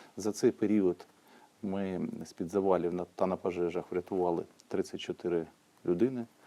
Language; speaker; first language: Ukrainian; native; Ukrainian